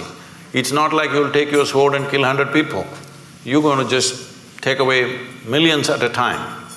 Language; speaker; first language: English; non-native, local second language; Kannada